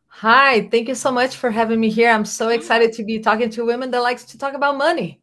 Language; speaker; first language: English; non-native, fluent; Portuguese